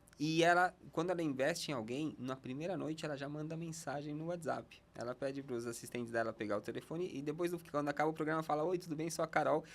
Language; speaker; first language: Portuguese; non-native, fluent; Spanish